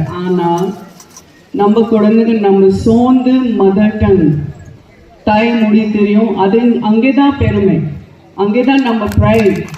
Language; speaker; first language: Tamil; non-native, local second language; Gujarati